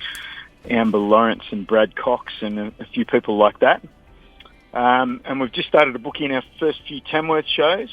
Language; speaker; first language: English; native; English